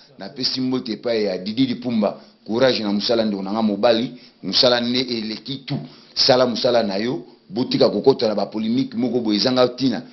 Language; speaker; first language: Lingala; native; Lingala